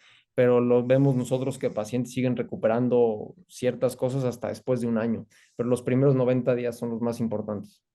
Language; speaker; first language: Spanish; native; Spanish